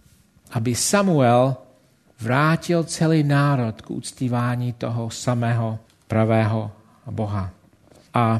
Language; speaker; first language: Czech; non-native, fluent; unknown